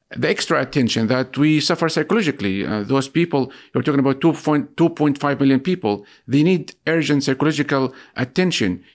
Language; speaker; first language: English; non-native, fluent; Arabic